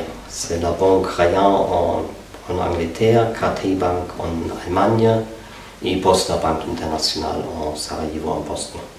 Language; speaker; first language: French; non-native, fluent; German